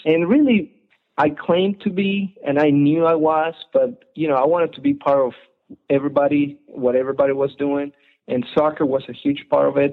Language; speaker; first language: English; non-native, fluent; Spanish